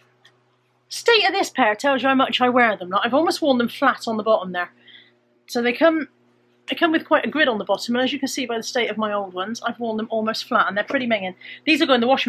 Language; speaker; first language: English; native; English